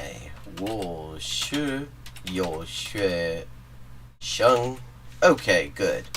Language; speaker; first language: Chinese; non-native, learner; English